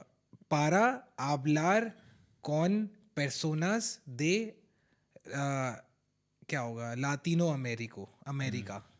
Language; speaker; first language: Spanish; non-native, learner; Hindi